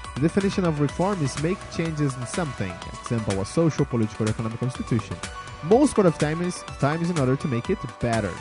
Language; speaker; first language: English; non-native, fluent; Portuguese